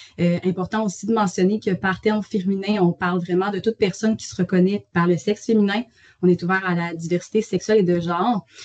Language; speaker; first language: French; native; French